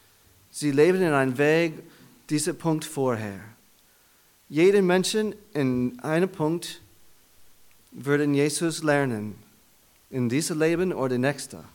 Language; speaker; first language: German; non-native, learner; English